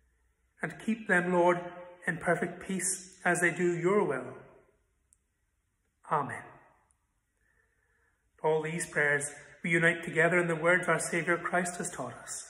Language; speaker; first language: English; native; English